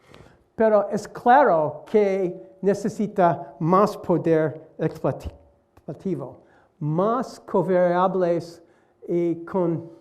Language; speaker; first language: Spanish; non-native, learner; English